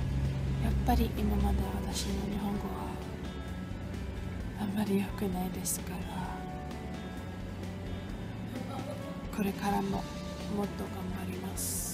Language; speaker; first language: Japanese; non-native, learner; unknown